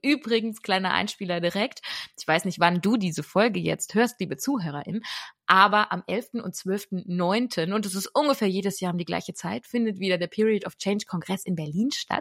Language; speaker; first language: German; native; German